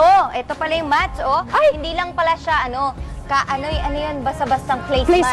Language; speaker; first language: Filipino; native; Filipino